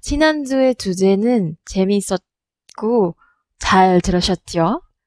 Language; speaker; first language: Korean; non-native, learner; Indonesian